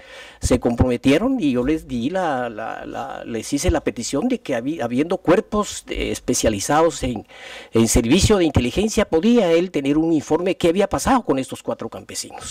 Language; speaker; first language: Spanish; native; Spanish